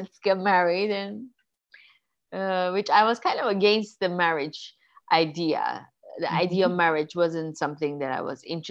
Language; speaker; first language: English; non-native, fluent; Persian